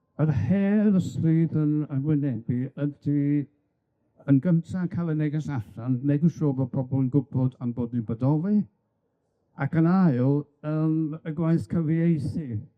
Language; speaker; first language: Welsh; non-native, local second language; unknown